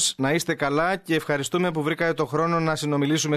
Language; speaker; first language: Greek; native; Greek